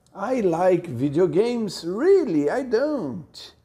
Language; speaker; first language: English; non-native, fluent; Portuguese